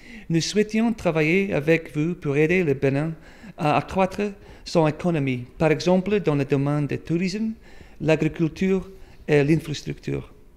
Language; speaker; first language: French; non-native, fluent; English